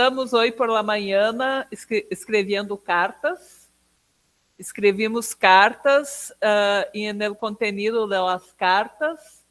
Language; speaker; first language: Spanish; non-native, learner; Portuguese